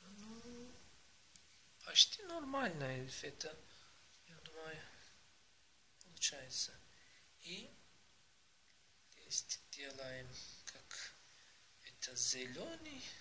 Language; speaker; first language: Russian; non-native, learner; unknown